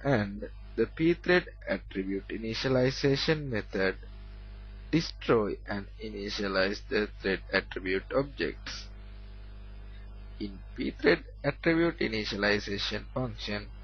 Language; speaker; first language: English; non-native, learner; Sinhala